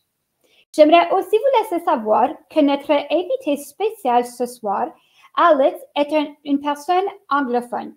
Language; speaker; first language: French; native; French